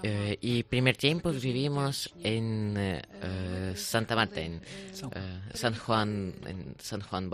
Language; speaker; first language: Spanish; non-native, learner; Ukrainian